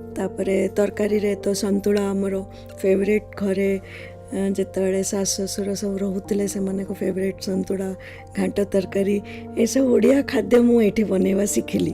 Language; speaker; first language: Odia; non-native, fluent; Hindi